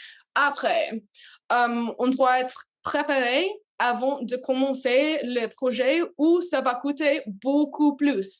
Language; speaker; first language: French; non-native, learner; English